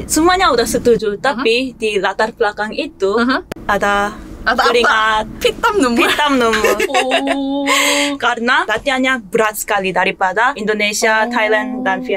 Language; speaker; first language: Indonesian; non-native, fluent; Korean